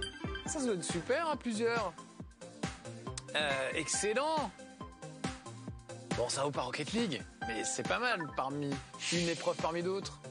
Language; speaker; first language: French; native; French